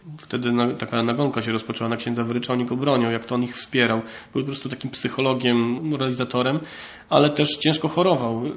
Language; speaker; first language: Polish; native; Polish